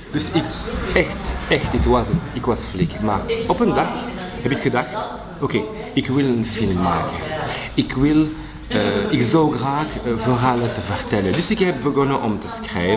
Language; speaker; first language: Dutch; non-native, local second language; French